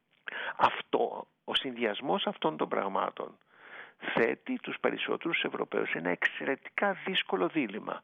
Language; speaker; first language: Greek; native; Greek